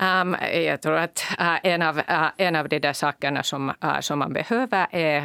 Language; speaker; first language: Swedish; non-native, local second language; Finnish